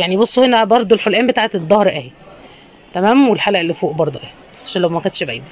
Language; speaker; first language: Arabic; native; Arabic